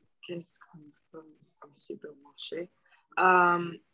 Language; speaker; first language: French; non-native, learner; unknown